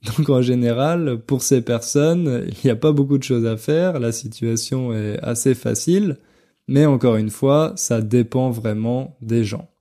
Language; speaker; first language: French; native; French